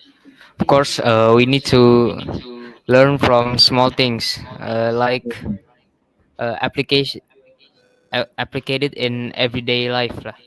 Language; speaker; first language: English; non-native, learner; Indonesian